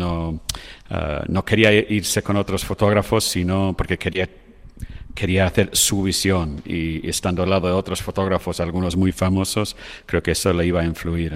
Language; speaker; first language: Spanish; non-native, fluent; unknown